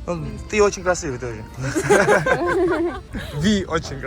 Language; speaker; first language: Russian; non-native, fluent; Georgian